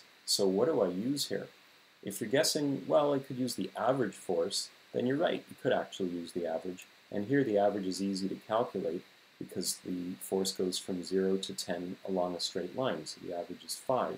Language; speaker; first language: English; native; English